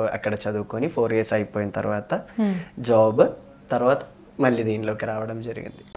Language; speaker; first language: Telugu; non-native, local second language; Malayalam